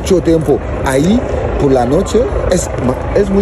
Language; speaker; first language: Spanish; non-native, learner; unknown